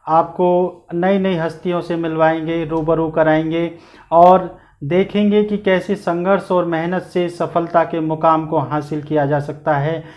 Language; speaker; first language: Hindi; native; Hindi